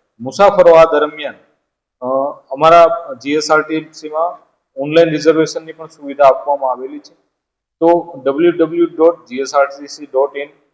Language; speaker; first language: Gujarati; native; Gujarati